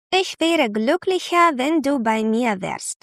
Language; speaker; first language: German; non-native, fluent; Ukrainian